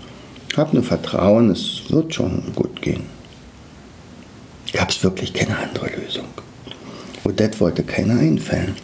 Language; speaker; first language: German; native; German